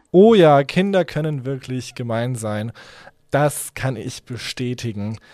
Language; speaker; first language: German; early bilingual, other home language; Hungarian